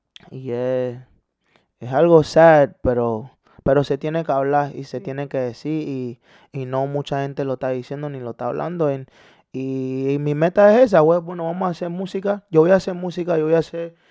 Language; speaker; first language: Spanish; early bilingual, heritage; Spanish